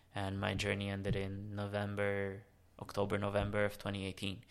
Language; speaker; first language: English; early bilingual, other home language; Romanian